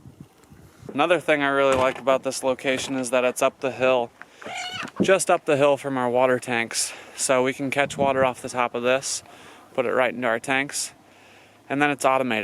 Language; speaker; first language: English; native; English